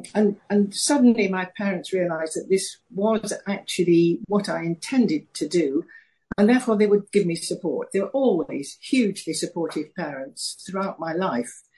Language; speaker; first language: English; native; English